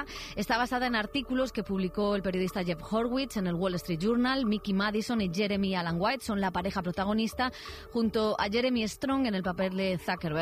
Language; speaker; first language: Spanish; native; Spanish